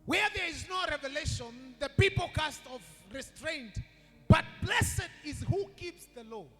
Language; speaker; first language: English; non-native, local second language; Swahili